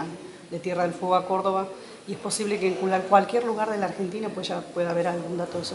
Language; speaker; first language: Spanish; native; Spanish